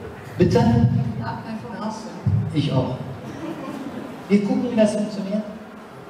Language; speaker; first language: German; non-native, learner; Turkish